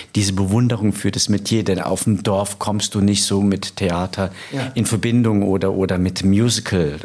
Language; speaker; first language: German; native; German